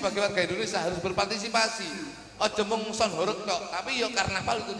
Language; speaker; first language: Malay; non-native, local second language; Javanese